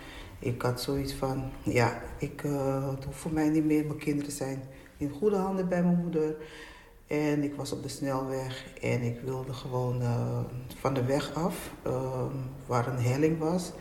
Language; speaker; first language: Dutch; native; Dutch